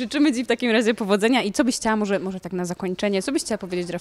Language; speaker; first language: Polish; native; Polish